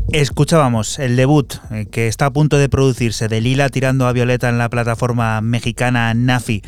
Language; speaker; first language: Spanish; native; Spanish